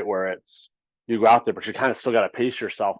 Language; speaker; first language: English; native; English